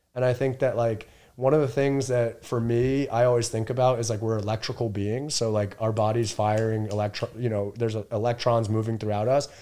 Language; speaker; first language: English; native; English